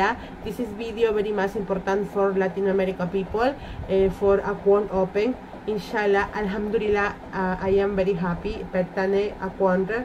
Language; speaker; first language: English; non-native, learner; Spanish